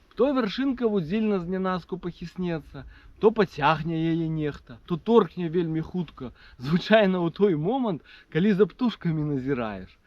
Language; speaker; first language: Belarusian; native; Belarusian